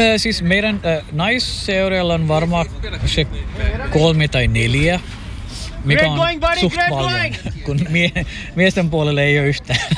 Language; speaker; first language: Finnish; non-native, fluent; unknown